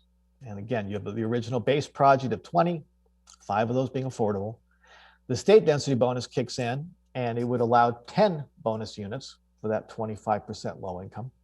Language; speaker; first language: English; native; English